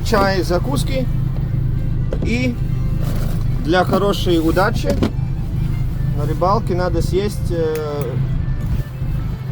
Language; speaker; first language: Russian; native; Russian